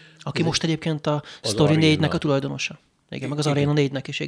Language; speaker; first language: Hungarian; native; Hungarian